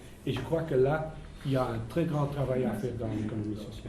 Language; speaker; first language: French; non-native, local second language; Dutch